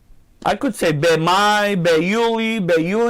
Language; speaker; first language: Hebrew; non-native, learner; Portuguese